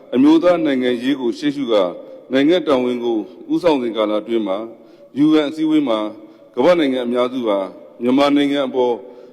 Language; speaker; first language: Burmese; native; Burmese